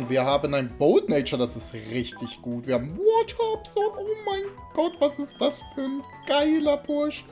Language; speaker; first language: German; native; German